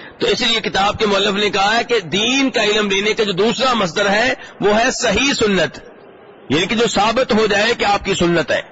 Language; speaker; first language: Urdu; native; Urdu